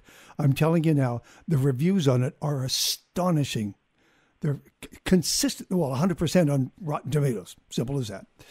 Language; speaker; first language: English; native; English